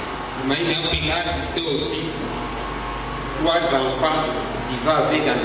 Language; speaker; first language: French; non-native, local second language; Swahili